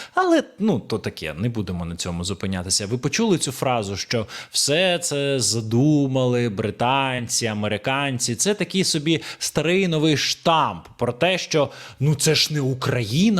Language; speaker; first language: Ukrainian; native; Ukrainian